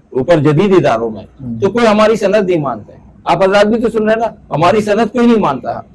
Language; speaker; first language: Urdu; non-native, local second language; Pashto